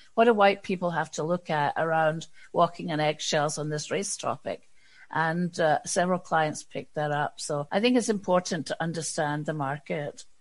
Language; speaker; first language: English; native; English